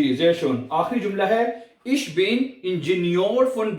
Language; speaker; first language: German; non-native, learner; Urdu